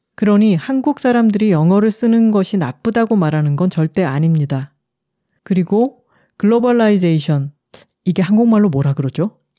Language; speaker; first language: Korean; native; Korean